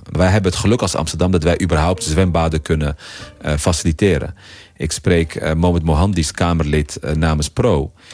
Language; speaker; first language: Dutch; early bilingual, other home language; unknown